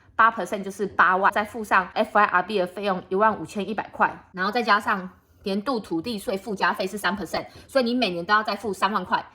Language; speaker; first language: Chinese; native; Chinese